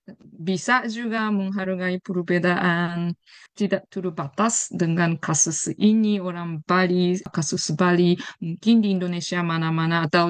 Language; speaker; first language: Indonesian; non-native, fluent; Japanese